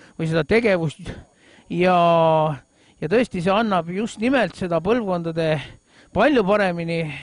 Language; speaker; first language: Estonian; native; Estonian